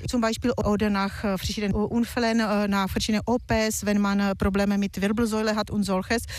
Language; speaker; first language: German; non-native, fluent; Czech